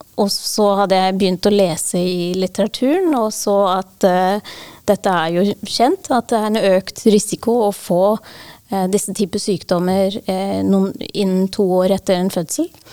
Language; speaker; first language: Norwegian; non-native, fluent; English